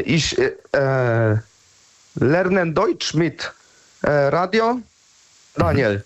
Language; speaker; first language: German; non-native, learner; Polish